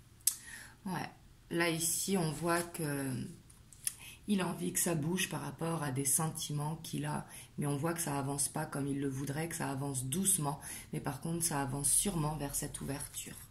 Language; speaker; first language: French; native; French